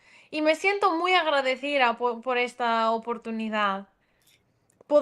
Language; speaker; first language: Spanish; non-native, fluent; Greek